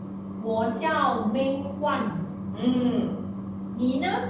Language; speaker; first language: Chinese; non-native, learner; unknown